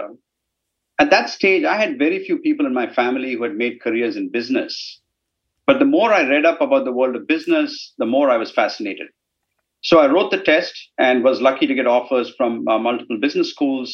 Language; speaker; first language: English; non-native, local second language; Tamil